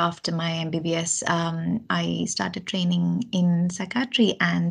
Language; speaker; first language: English; non-native, local second language; Malayalam